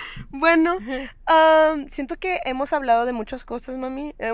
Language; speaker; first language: Spanish; early bilingual, heritage; Spanish